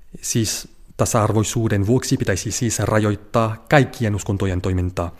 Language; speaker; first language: Finnish; non-native, fluent; French